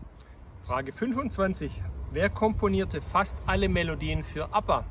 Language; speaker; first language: German; non-native, learner; English